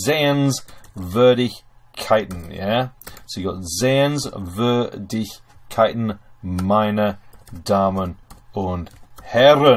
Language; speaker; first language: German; non-native, fluent; English